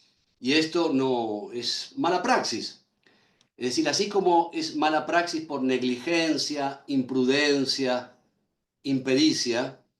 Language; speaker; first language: Spanish; native; Spanish